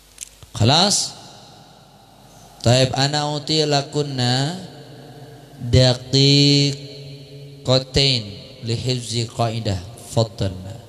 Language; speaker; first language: Arabic; non-native, fluent; Indonesian